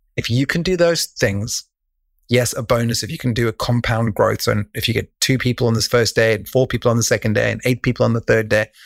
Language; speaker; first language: English; native; English